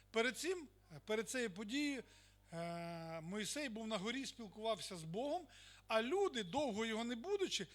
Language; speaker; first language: Ukrainian; non-native, local second language; Russian